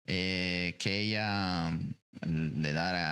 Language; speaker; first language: Spanish; non-native, fluent; English